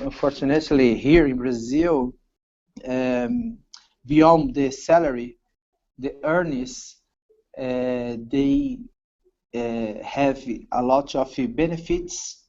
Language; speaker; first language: English; non-native, learner; Portuguese